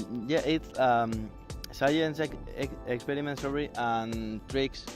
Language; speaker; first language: English; non-native, fluent; Spanish